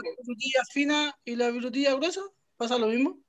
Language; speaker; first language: Spanish; native; Spanish